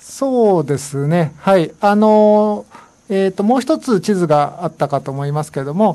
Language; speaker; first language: Japanese; native; Japanese